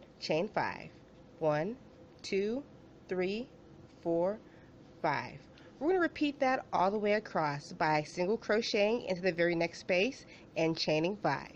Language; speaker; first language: English; native; English